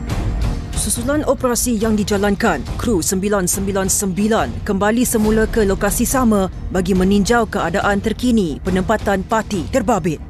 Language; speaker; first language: Malay; native; Malay